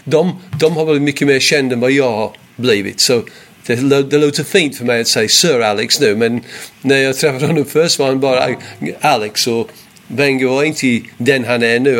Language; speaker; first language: Swedish; non-native, fluent; English